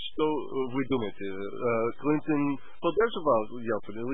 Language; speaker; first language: Russian; non-native, learner; English